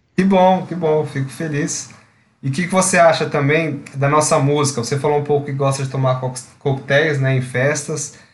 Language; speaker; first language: Portuguese; native; Portuguese